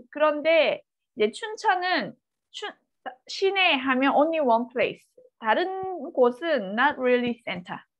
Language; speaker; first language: Korean; native; Korean